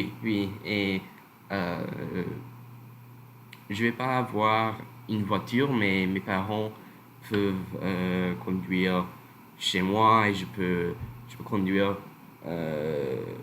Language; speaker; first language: French; non-native, learner; English